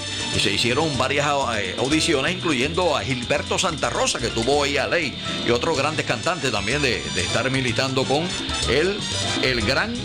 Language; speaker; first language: Spanish; native; Spanish